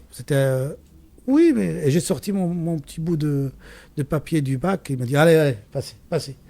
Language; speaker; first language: French; non-native, local second language; Arabic